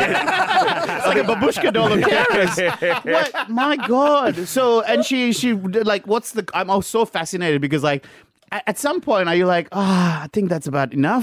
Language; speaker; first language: English; non-native, local second language; Sinhala